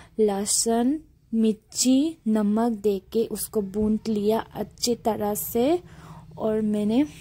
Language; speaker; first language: Hindi; non-native, local second language; Assamese